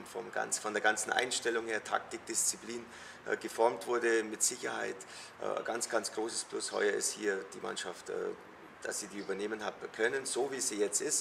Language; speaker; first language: German; native; German